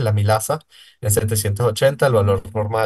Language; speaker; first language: Spanish; native; Spanish